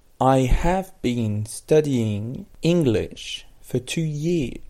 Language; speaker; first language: English; non-native, fluent; French